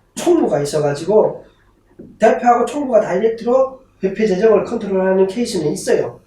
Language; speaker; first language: Korean; native; Korean